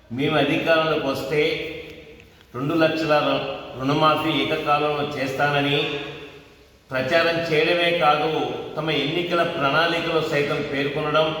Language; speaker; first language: Telugu; native; Telugu